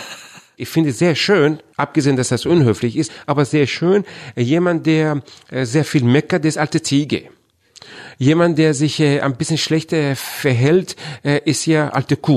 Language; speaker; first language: German; non-native, fluent; Persian